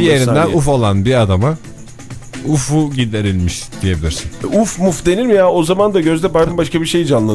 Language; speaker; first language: Turkish; native; Turkish